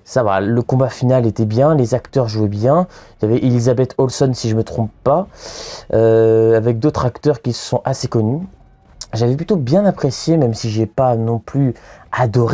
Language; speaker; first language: French; native; French